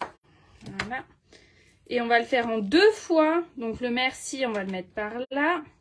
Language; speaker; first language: French; native; French